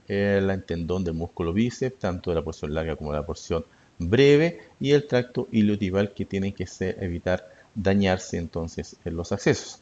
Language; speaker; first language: Spanish; native; Spanish